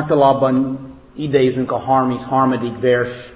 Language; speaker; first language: Hungarian; non-native, fluent; English